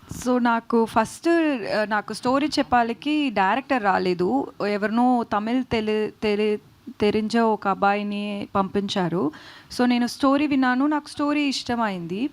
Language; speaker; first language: Telugu; non-native, learner; Tamil